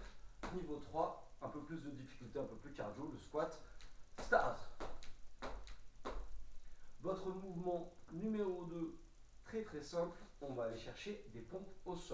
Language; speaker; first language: French; native; French